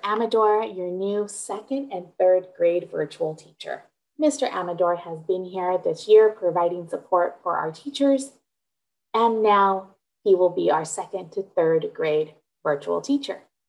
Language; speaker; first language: English; native; English